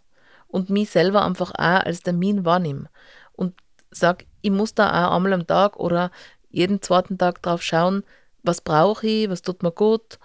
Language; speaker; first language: German; native; German